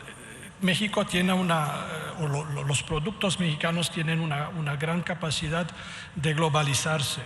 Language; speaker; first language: Spanish; non-native, fluent; Romanian